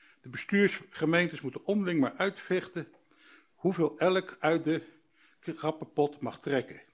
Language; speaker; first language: Dutch; native; Dutch